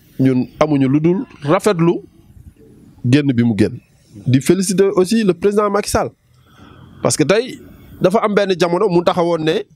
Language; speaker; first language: Wolof; native; Wolof